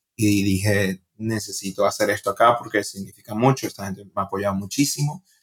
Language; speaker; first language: Spanish; native; Spanish